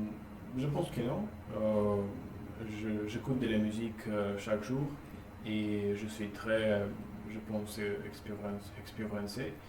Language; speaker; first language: French; non-native, learner; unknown